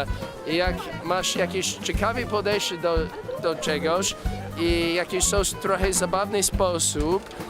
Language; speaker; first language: Polish; non-native, fluent; English